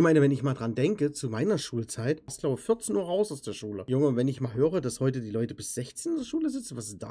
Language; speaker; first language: German; native; German